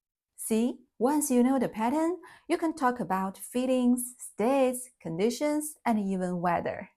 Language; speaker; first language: English; non-native, fluent; Chinese